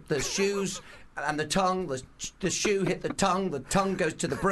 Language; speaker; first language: English; native; English